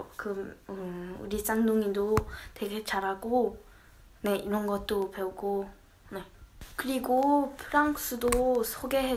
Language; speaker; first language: Korean; early bilingual, heritage; Korean